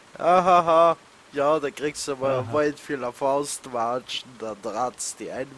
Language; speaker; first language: German; native; German